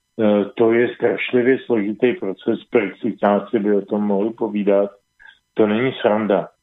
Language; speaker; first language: Czech; native; Czech